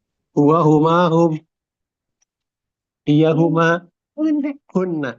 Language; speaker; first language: Arabic; non-native, learner; Indonesian